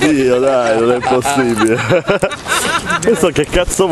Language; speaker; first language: Italian; native; Italian